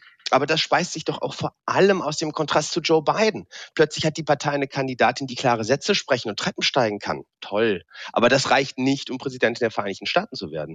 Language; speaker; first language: German; native; German